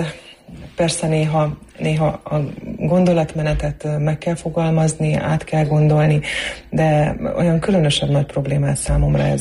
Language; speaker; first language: Hungarian; non-native, local second language; Croatian